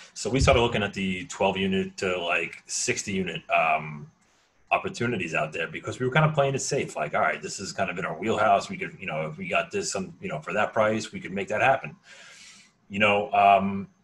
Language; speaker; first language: English; native; English